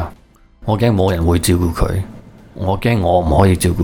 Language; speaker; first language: Cantonese; early bilingual, heritage; Cantonese